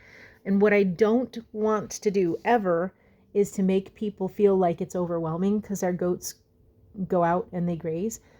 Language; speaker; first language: English; native; English